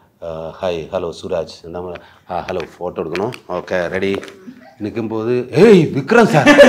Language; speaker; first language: Tamil; non-native, learner; Malayalam